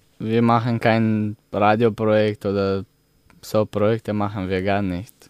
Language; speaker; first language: German; non-native, learner; Romanian